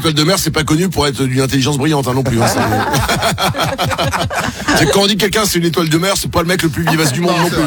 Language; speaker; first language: French; native; French